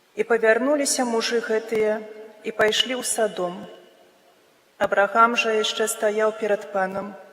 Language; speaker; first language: Belarusian; native; Belarusian